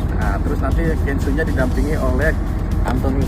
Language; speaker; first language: Indonesian; native; Indonesian